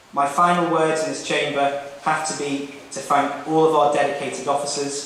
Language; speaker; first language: English; native; English